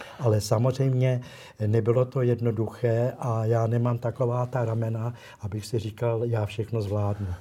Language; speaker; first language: Czech; native; Czech